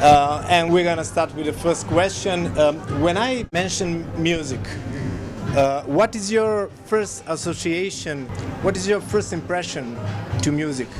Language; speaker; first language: English; non-native, fluent; Serbian